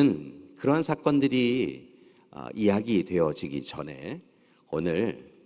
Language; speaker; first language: Korean; native; Korean